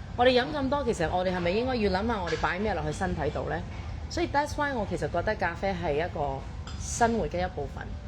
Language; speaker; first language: Cantonese; early bilingual, heritage; Cantonese